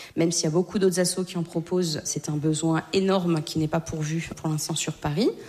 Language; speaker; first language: French; native; French